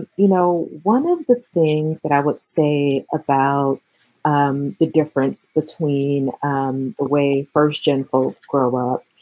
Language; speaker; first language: English; native; English